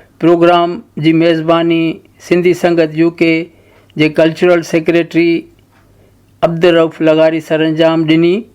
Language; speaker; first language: Sindhi; native; Sindhi